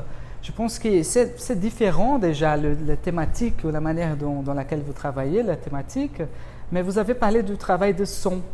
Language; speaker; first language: French; non-native, fluent; Portuguese